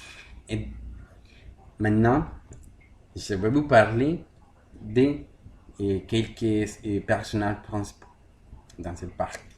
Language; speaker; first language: French; non-native, learner; Spanish